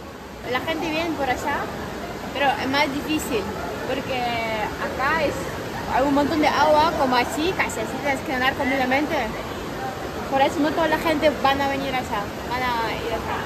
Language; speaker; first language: Spanish; non-native, fluent; Ukrainian